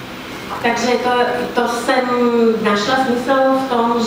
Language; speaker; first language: Czech; non-native, fluent; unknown